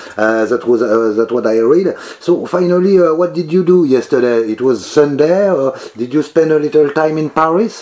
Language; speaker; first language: English; non-native, learner; French